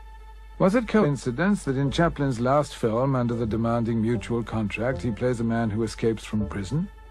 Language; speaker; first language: English; native; English